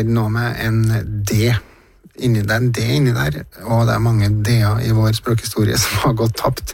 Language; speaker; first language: Norwegian; native; Norwegian